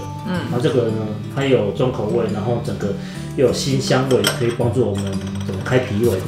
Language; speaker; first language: Chinese; native; Chinese